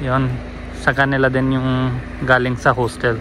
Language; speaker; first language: Filipino; non-native, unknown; Hindi